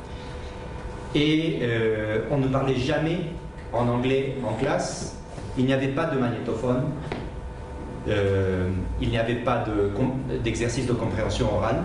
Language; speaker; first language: French; native; French